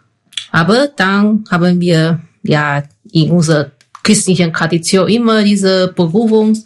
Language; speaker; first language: German; non-native, fluent; Chinese